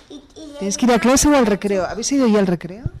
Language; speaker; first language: Spanish; native; Spanish